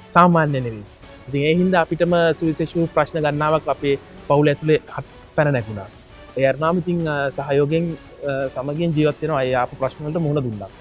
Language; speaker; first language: Sinhala; native; Sinhala